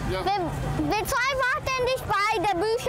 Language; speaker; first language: German; early bilingual, heritage; German